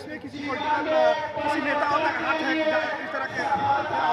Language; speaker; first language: Hindi; native; Hindi